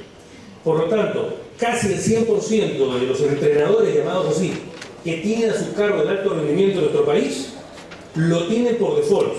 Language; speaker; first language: Spanish; native; Spanish